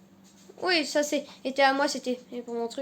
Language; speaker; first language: French; native; French